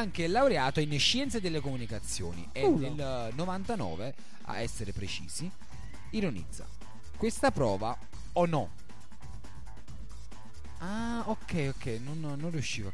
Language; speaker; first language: Italian; native; Italian